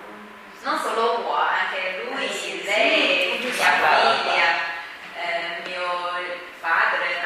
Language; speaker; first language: Italian; non-native, fluent; Chinese